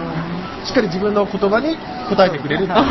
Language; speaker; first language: Japanese; native; Japanese